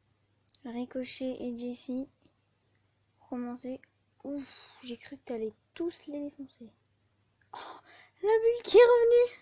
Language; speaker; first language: French; native; French